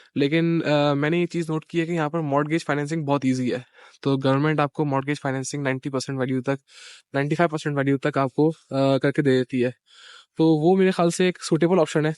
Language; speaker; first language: Urdu; native; Urdu